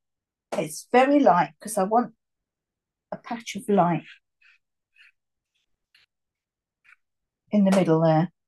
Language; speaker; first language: English; native; English